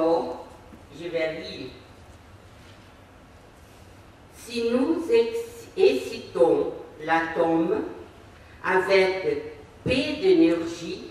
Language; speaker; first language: French; non-native, fluent; Portuguese